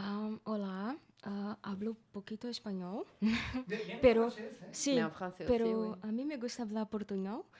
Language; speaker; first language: Spanish; non-native, learner; Portuguese